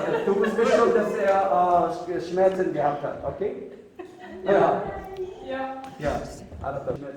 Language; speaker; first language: German; non-native, fluent; Korean